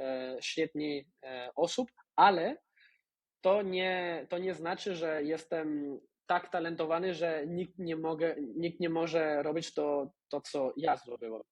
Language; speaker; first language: Polish; non-native, fluent; Spanish